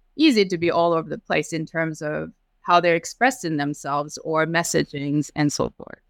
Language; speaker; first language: English; early bilingual, other home language; Japanese